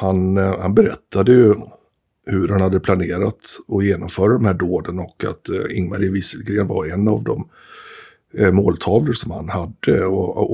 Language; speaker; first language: Swedish; native; Swedish